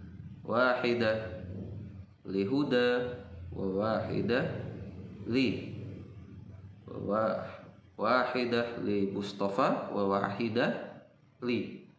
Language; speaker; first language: Arabic; non-native, fluent; Indonesian